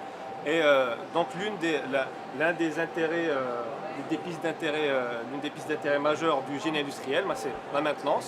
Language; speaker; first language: French; native; French